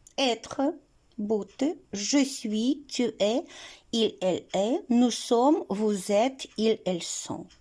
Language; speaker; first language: French; non-native, fluent; Ukrainian